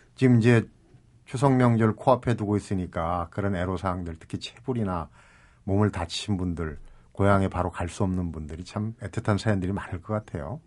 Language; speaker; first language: Korean; native; Korean